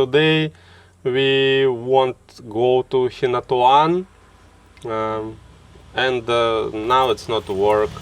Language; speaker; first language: English; non-native, learner; Russian